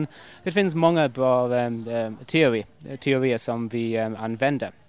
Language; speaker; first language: Swedish; non-native, fluent; English